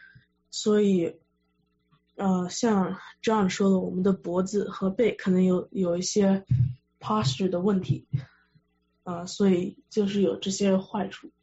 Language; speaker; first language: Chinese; early bilingual, heritage; Chinese